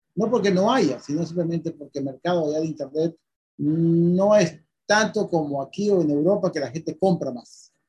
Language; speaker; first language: Spanish; native; Spanish